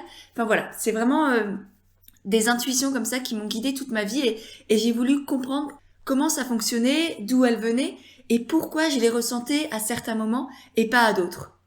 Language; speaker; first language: French; native; French